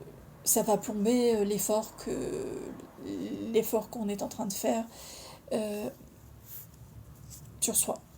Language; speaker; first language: French; native; French